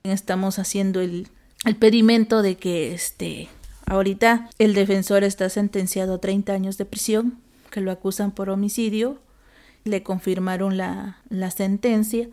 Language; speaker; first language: Spanish; native; Spanish